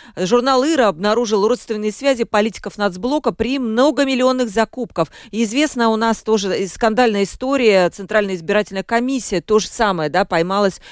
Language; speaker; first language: Russian; native; Russian